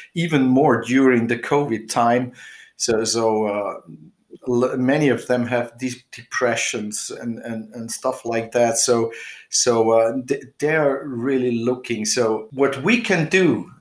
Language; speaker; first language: English; non-native, fluent; German